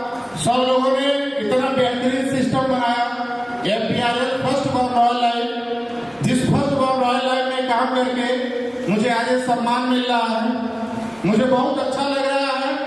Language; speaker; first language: Hindi; native; Hindi